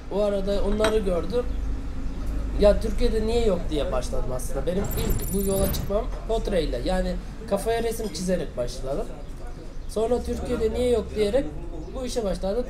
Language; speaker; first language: Turkish; native; Turkish